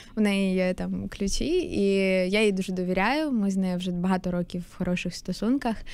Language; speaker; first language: Ukrainian; native; Ukrainian